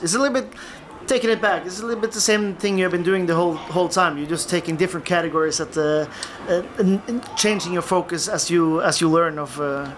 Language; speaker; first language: English; non-native, fluent; Norwegian